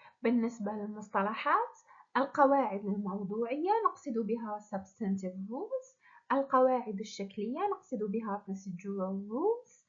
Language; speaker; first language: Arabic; native; Arabic